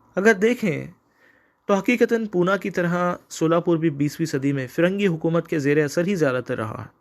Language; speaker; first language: Urdu; native; Urdu